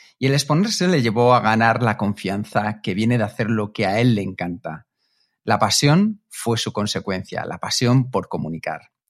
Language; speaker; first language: Spanish; native; Spanish